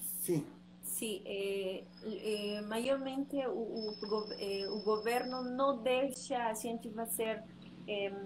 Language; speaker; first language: Portuguese; non-native, learner; Spanish